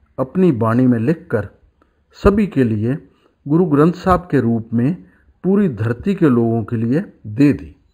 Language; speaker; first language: Hindi; non-native, local second language; Punjabi